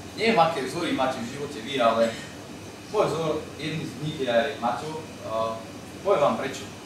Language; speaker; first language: Slovak; native; Slovak